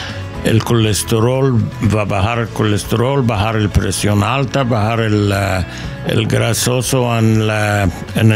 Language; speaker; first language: Spanish; non-native, fluent; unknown